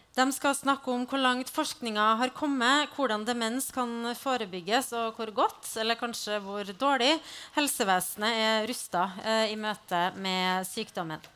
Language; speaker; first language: Norwegian; native; Norwegian